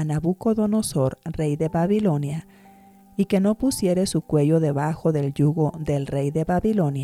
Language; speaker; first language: Spanish; native; Spanish